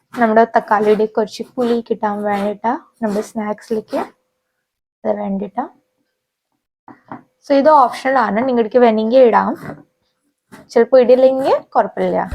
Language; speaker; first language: Malayalam; non-native, local second language; Hindi